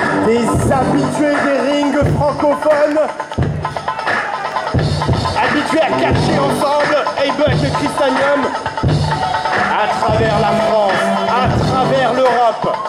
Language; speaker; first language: French; native; French